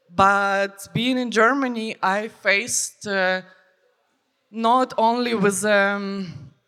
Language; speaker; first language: English; non-native, fluent; Ukrainian